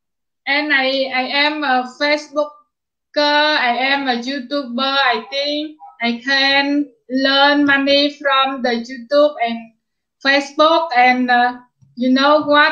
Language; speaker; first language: English; non-native, fluent; Khmer